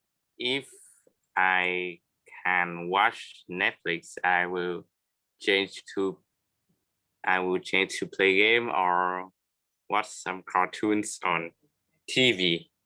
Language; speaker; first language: English; non-native, learner; Vietnamese